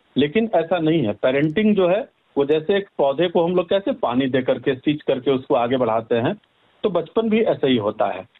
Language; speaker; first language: Hindi; native; Hindi